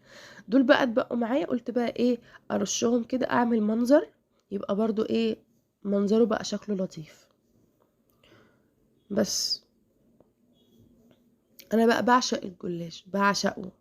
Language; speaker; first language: Arabic; native; Arabic